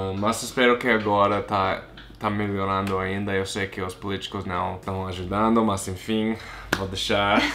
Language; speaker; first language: Portuguese; non-native, fluent; English